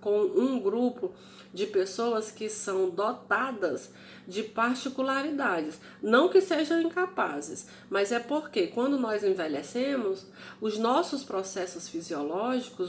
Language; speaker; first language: Portuguese; native; Portuguese